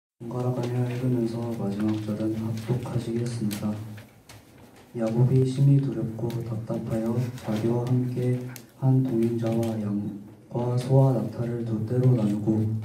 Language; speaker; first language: Korean; native; Korean